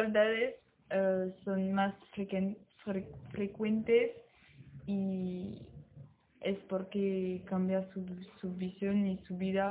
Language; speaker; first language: Spanish; non-native, learner; French